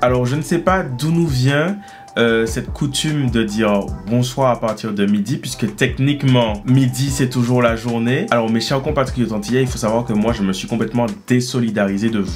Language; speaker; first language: French; native; French